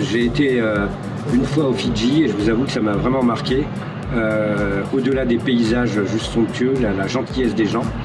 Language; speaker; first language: French; native; French